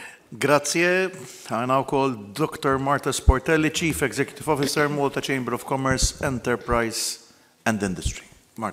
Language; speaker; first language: English; non-native, local second language; Maltese